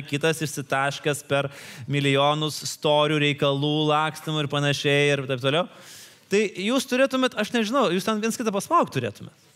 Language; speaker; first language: Lithuanian; native; Lithuanian